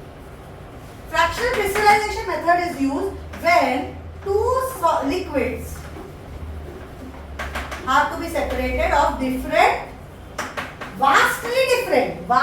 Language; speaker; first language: English; non-native, local second language; Hindi